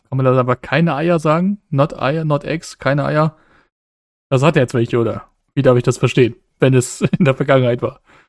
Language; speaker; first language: German; native; German